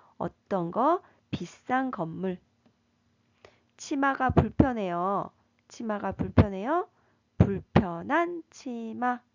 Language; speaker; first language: Korean; native; Korean